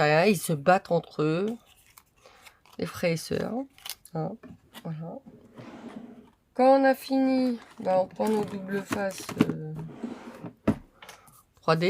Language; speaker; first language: French; native; French